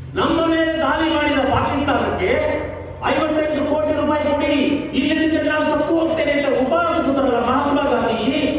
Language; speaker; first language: Kannada; non-native, local second language; Kodava